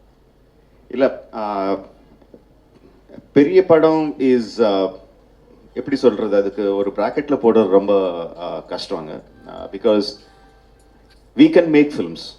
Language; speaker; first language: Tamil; non-native, learner; Telugu